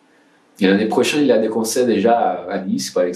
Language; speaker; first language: French; non-native, learner; Portuguese